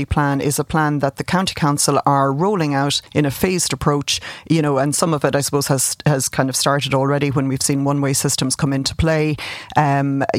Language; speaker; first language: English; native; English